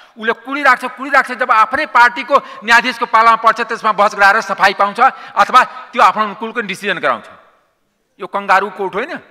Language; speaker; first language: Nepali; non-native, local second language; Maithili